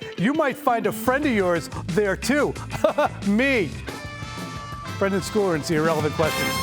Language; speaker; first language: English; native; English